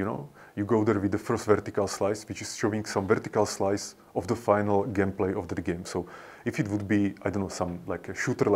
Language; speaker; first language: English; non-native, fluent; Slovak